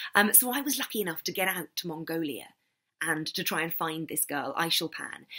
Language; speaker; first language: English; native; English